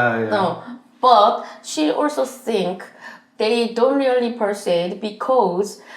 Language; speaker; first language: English; non-native, learner; Korean